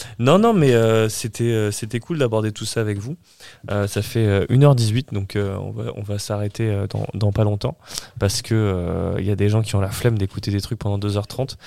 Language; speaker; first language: French; early bilingual, other home language; Portuguese